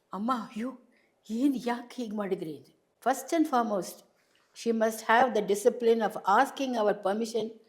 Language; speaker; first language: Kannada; non-native, local second language; Tamil